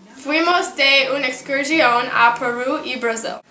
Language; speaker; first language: Spanish; non-native, learner; English